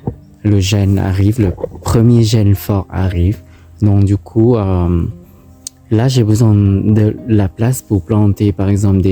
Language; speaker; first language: French; non-native, learner; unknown